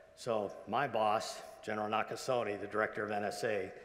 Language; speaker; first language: English; native; English